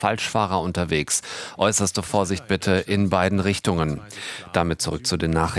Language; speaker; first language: German; native; German